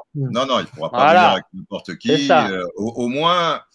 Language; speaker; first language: French; native; French